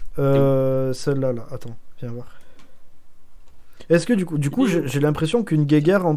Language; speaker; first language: French; native; French